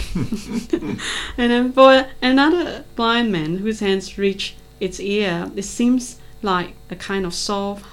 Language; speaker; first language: English; non-native, local second language; Cantonese